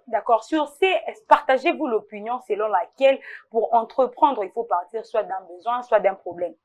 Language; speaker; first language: French; non-native, local second language; Lingala